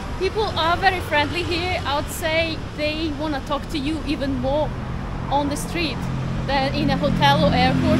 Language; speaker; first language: English; non-native, fluent; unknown